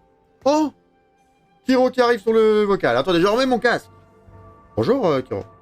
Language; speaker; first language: French; native; French